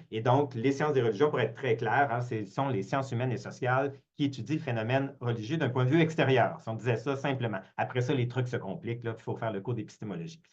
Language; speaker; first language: French; native; French